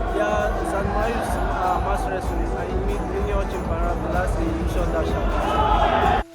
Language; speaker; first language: Russian; non-native, learner; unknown